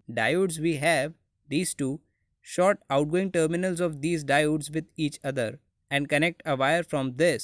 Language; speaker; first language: English; non-native, local second language; Hindi